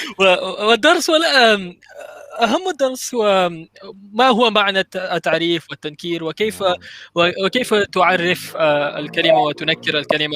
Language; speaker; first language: Arabic; non-native, learner; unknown